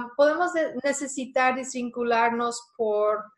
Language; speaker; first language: Spanish; non-native, fluent; English